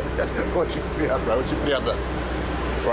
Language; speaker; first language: Russian; non-native, learner; English